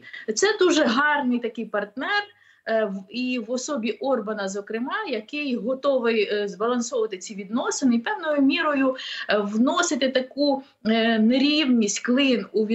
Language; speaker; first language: Ukrainian; native; Ukrainian